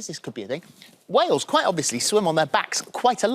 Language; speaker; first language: English; native; English